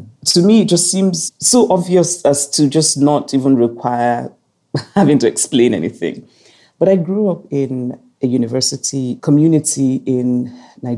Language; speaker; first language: English; non-native, local second language; Igbo